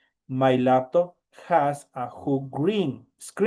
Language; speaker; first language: English; non-native, fluent; Spanish